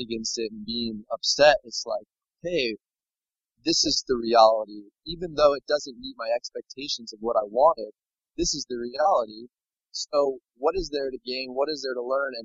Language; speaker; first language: English; native; English